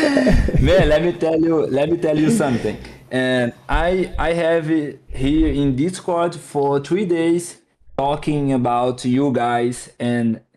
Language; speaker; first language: English; non-native, learner; Portuguese